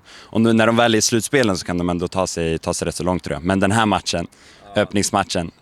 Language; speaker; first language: Swedish; early bilingual, other home language; English